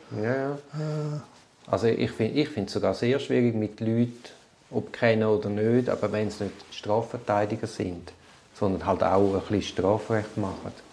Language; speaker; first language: German; native; German